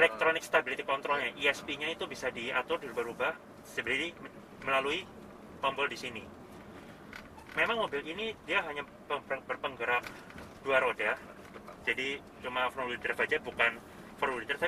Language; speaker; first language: Indonesian; native; Indonesian